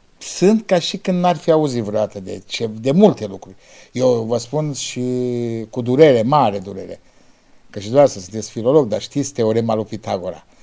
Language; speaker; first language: Romanian; native; Romanian